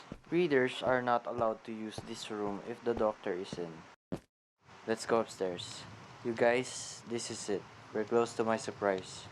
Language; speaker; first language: English; non-native, local second language; Filipino